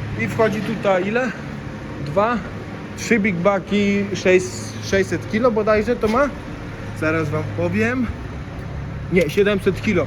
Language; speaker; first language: Polish; native; Polish